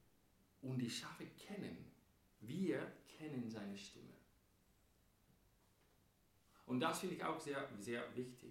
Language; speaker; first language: German; non-native, fluent; English